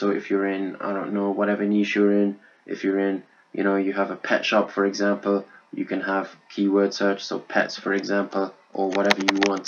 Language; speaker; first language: English; native; English